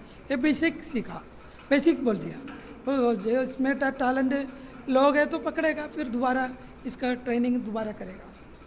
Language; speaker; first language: Hindi; non-native, learner; Malayalam